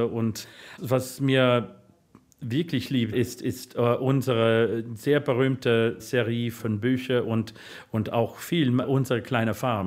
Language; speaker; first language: German; non-native, learner; English